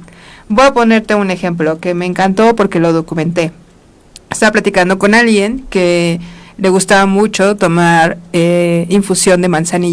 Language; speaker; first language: Spanish; native; Spanish